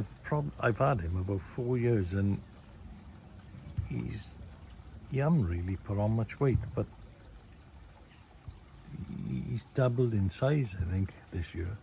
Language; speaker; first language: English; native; English